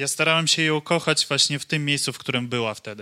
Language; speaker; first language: Polish; non-native, learner; English